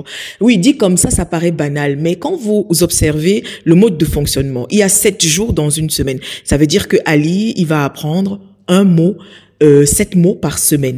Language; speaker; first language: French; native; French